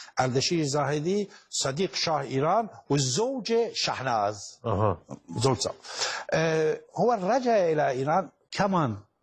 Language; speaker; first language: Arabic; non-native, fluent; Persian